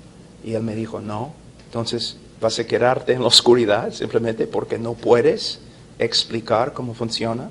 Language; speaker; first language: Spanish; non-native, fluent; English